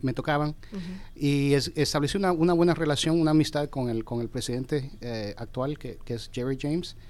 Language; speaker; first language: Spanish; early bilingual, heritage; Spanish